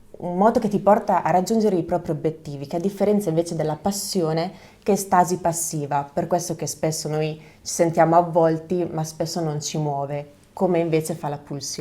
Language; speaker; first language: Italian; native; Italian